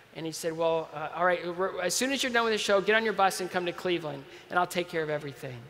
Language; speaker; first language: English; native; English